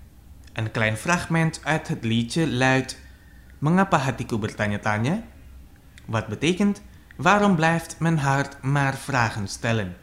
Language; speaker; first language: Dutch; non-native, fluent; Indonesian